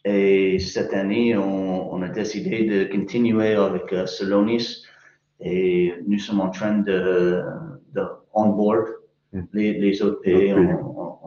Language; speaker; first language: French; non-native, fluent; English